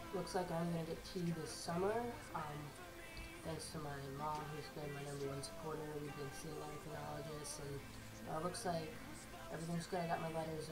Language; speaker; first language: English; native; English